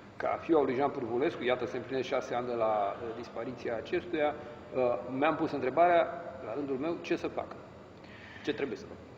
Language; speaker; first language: Romanian; early bilingual, heritage; Romanian